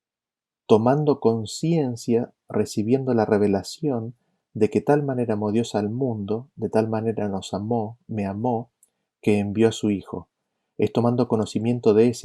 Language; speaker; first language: Spanish; native; Spanish